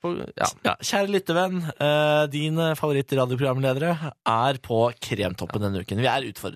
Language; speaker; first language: Norwegian; native; Norwegian